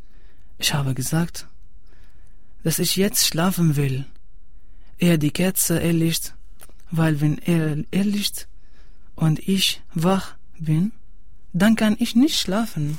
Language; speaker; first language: German; non-native, learner; Arabic